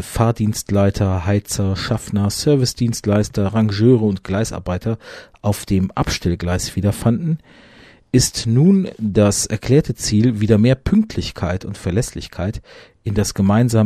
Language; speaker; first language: German; native; German